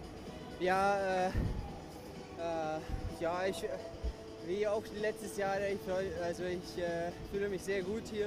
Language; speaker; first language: German; non-native, fluent; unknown